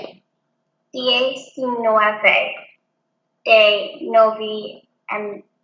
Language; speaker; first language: Spanish; non-native, learner; English